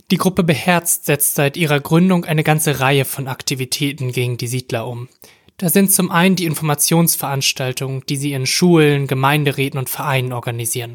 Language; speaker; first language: German; native; German